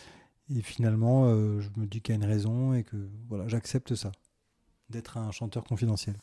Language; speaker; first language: French; native; French